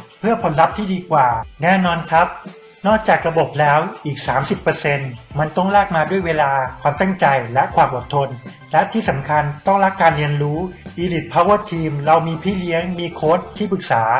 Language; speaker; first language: Thai; native; Thai